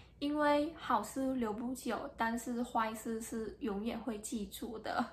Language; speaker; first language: Chinese; non-native, fluent; Vietnamese